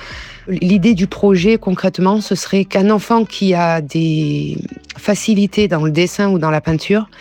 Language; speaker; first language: French; early bilingual, other home language; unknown